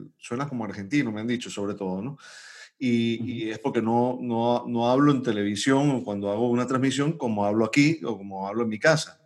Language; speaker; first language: Spanish; native; Spanish